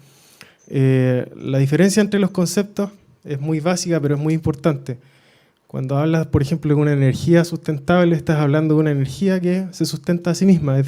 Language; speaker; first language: Spanish; native; Spanish